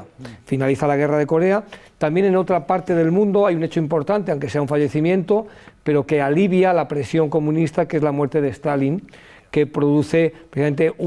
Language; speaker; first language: Spanish; native; Spanish